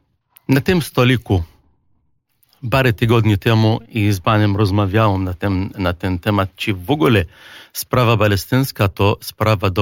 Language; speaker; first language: Polish; non-native, fluent; Arabic